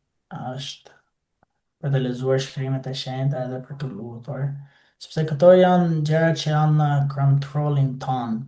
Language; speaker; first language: Albanian; non-native, fluent; English